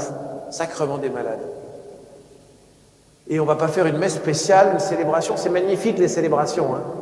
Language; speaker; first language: French; native; French